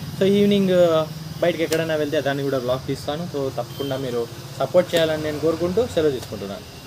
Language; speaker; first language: Telugu; non-native, local second language; Urdu